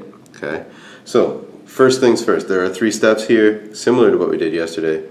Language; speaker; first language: English; native; English